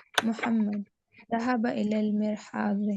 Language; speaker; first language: Arabic; non-native, learner; Urdu